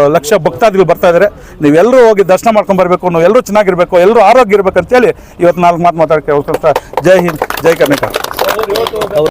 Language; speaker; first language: Kannada; native; Kannada